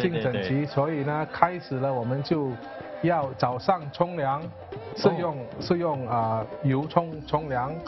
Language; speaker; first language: Chinese; non-native, local second language; Tamil